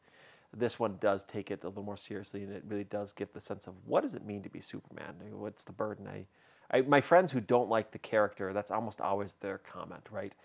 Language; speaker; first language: English; native; English